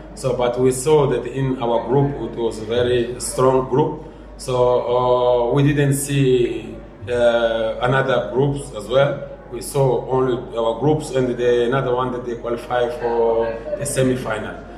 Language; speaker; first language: English; non-native, fluent; Portuguese